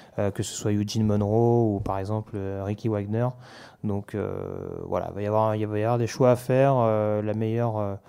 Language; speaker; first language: French; native; French